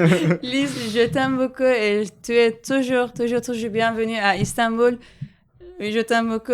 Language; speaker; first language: French; non-native, fluent; Turkish